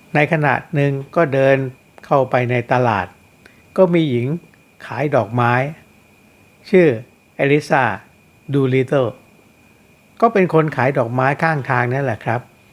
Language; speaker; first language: Thai; native; Thai